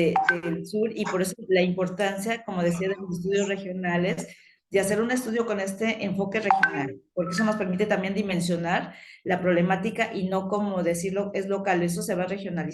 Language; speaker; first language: Spanish; native; Spanish